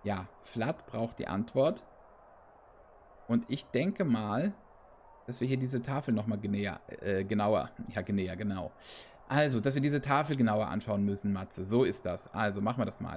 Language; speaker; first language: German; native; German